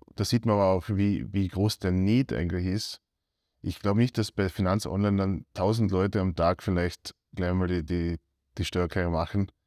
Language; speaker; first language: German; native; German